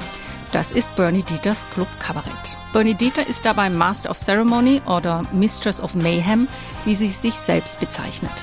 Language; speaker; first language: German; native; German